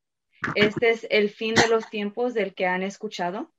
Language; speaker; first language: Spanish; early bilingual, heritage; Spanish